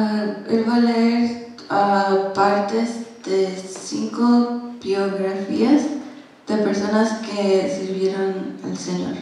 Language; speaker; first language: Spanish; non-native, learner; English